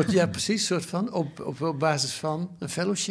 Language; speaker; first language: Dutch; native; Dutch